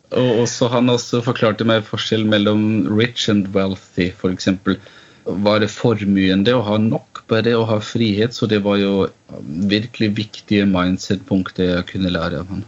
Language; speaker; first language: Norwegian; non-native, fluent; German